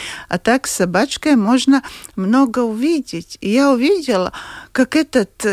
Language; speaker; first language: Russian; non-native, local second language; Latvian